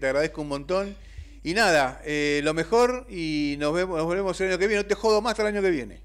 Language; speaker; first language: Spanish; native; Spanish